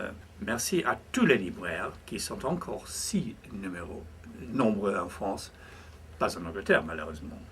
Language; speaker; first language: French; non-native, fluent; English